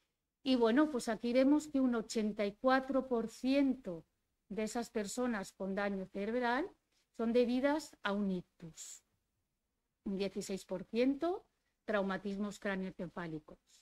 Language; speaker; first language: Spanish; native; Spanish